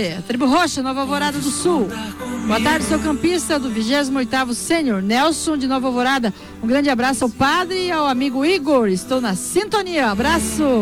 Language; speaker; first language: Portuguese; native; Portuguese